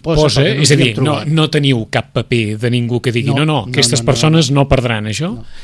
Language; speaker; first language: Catalan; native; Catalan